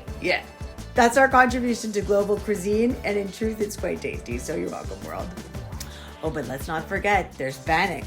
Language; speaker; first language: English; native; English